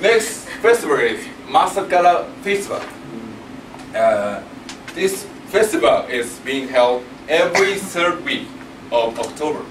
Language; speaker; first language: English; non-native, learner; Japanese